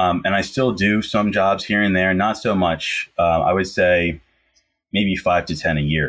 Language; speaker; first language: English; native; English